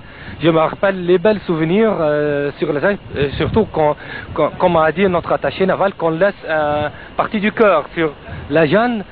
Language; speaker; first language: French; non-native, fluent; Arabic